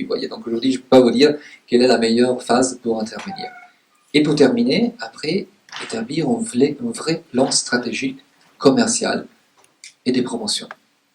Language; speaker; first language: French; native; French